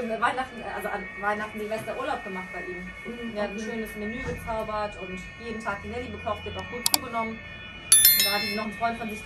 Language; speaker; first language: German; native; German